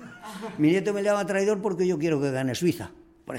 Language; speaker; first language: Spanish; native; Spanish